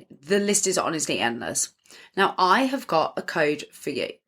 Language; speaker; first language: English; native; English